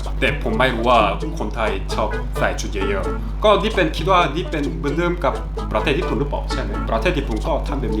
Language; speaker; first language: Thai; non-native, learner; Korean